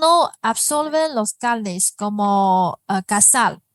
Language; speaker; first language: Spanish; non-native, fluent; Chinese